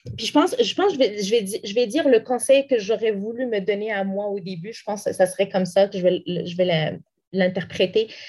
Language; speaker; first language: French; non-native, local second language; Arabic